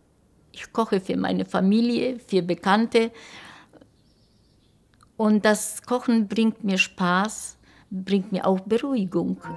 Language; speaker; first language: German; non-native, local second language; Polish